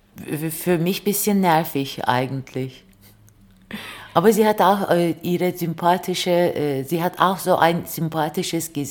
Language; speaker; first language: German; non-native, fluent; Turkish